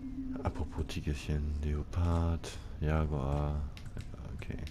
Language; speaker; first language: German; native; German